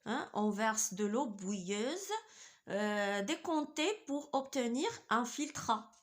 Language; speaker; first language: French; non-native, local second language; Arabic